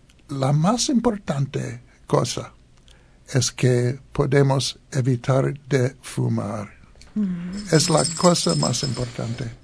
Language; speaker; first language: Spanish; non-native, learner; English